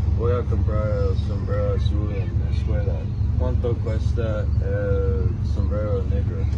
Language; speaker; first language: Spanish; non-native, learner; English